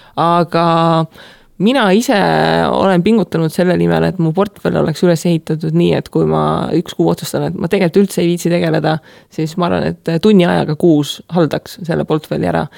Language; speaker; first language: Estonian; native; Estonian